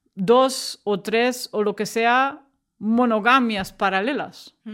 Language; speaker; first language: Spanish; non-native, fluent; German